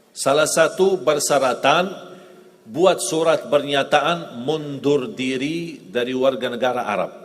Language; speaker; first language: Indonesian; non-native, fluent; Arabic